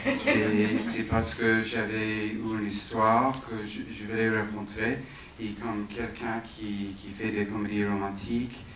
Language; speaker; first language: French; non-native, fluent; English